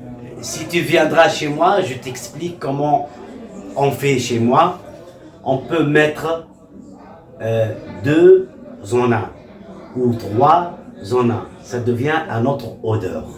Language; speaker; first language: French; non-native, local second language; Arabic